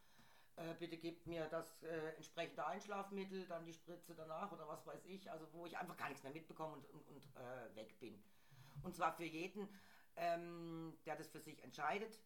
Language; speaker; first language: German; native; German